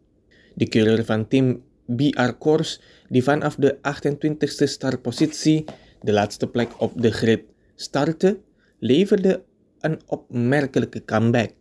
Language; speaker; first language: Dutch; non-native, fluent; Indonesian